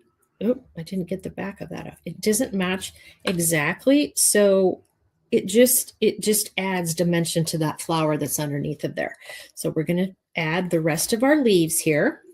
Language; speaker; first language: English; native; English